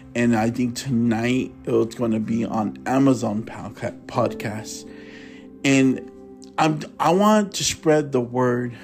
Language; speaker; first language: English; native; English